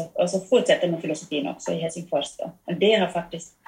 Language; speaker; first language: Swedish; early bilingual, heritage; German